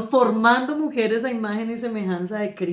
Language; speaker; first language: Spanish; native; Spanish